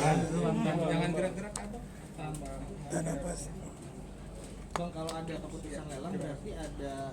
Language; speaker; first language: Indonesian; native; Indonesian